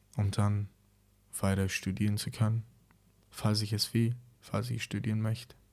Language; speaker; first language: German; non-native, fluent; Persian